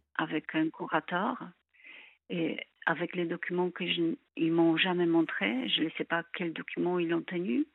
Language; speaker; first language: French; non-native, fluent; Polish